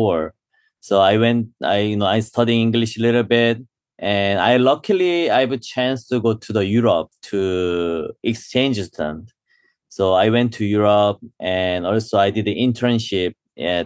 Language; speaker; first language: English; non-native, learner; Korean